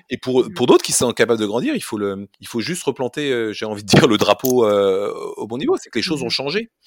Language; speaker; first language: French; native; French